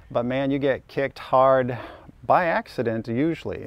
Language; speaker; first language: English; native; English